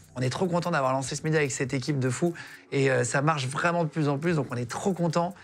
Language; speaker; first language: French; native; French